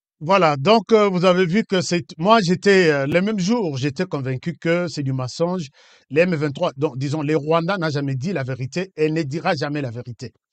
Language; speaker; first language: French; non-native, local second language; Lingala